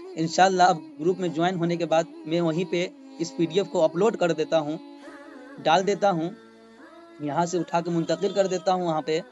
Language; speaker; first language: Urdu; native; Urdu